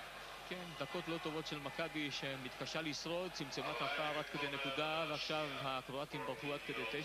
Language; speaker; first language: Hebrew; native; Hebrew